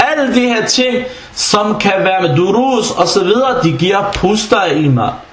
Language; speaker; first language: Danish; non-native, fluent; Arabic